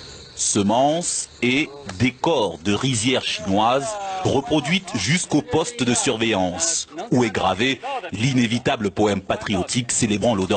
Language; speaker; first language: French; native; French